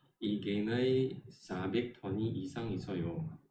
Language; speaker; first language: Korean; non-native, learner; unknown